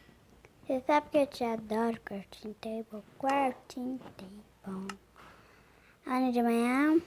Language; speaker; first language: Portuguese; native; Portuguese